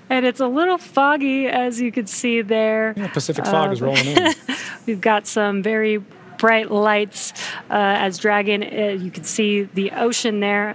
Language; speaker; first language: English; native; English